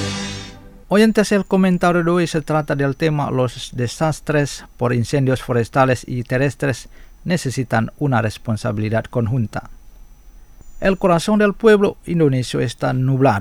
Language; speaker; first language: Spanish; non-native, fluent; Indonesian